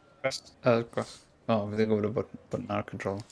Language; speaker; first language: Welsh; non-native, local second language; English